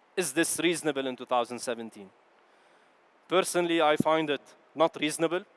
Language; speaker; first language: English; non-native, fluent; Arabic